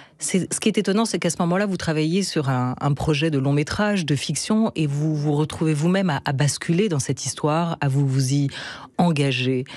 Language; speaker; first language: French; native; French